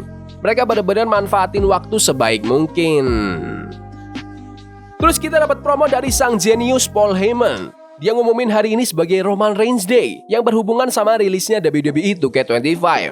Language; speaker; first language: Indonesian; native; Indonesian